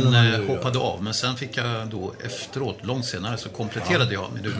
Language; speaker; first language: Swedish; native; Swedish